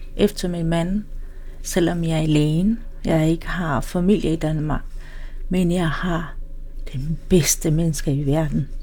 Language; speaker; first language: Danish; non-native, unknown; Swahili